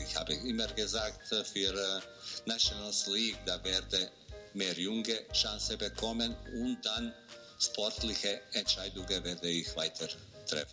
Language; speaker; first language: German; non-native, fluent; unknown